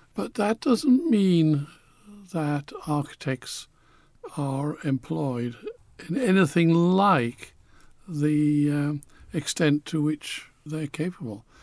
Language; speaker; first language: English; native; English